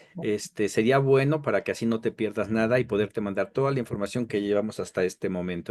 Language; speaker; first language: Spanish; native; Spanish